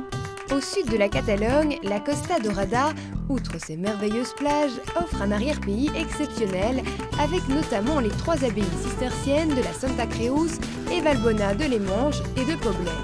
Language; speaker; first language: French; native; French